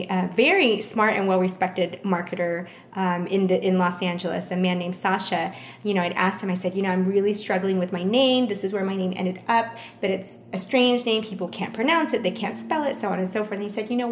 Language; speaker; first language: English; early bilingual, other home language; Vietnamese